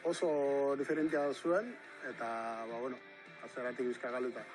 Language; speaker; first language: Basque; native; Basque